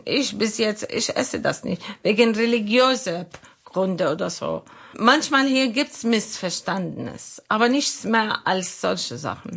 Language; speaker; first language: German; non-native, learner; Arabic